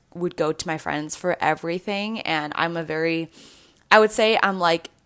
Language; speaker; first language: English; native; English